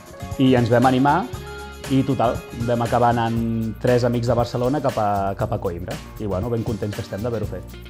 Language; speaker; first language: Catalan; native; Catalan